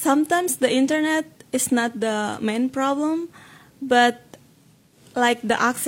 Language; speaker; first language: English; non-native, fluent; Indonesian